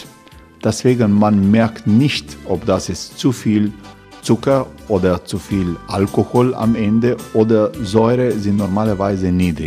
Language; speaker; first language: German; non-native, learner; Croatian